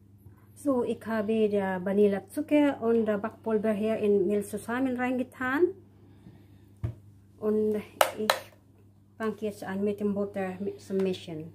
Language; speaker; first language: German; non-native, learner; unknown